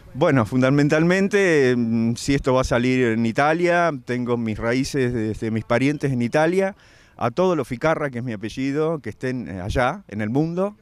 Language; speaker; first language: Spanish; native; Spanish